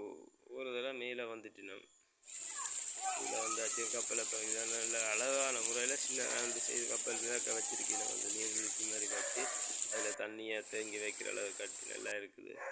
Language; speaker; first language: Tamil; native; Tamil